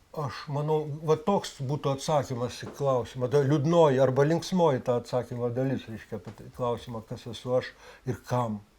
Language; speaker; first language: Lithuanian; native; Lithuanian